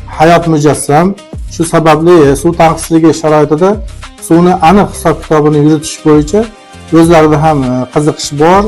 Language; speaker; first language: Uzbek; native; Uzbek